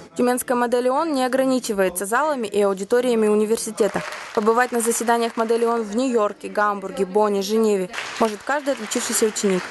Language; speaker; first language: Russian; native; Russian